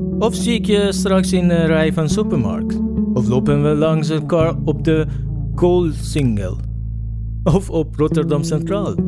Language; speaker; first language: Dutch; non-native, fluent; Persian